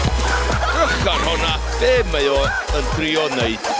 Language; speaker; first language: Welsh; native; Welsh